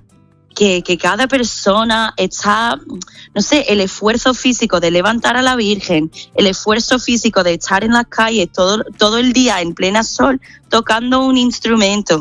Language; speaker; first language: Spanish; non-native, fluent; English